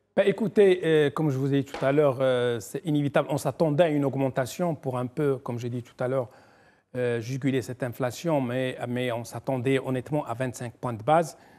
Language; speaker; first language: French; non-native, local second language; Arabic